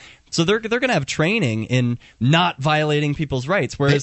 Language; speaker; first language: English; native; English